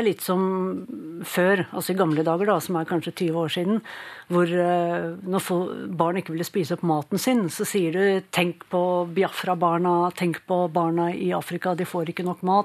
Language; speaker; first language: Norwegian; native; Norwegian